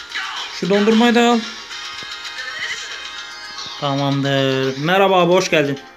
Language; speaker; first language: Turkish; native; Turkish